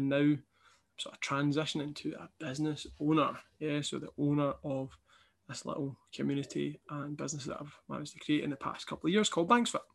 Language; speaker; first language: English; native; English